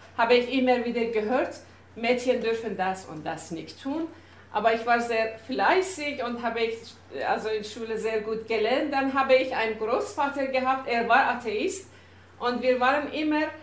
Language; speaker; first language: German; non-native, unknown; Persian